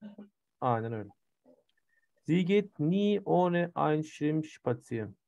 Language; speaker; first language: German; non-native, fluent; Turkish